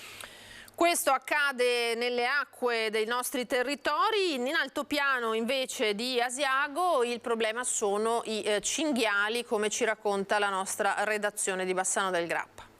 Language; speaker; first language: Italian; native; Italian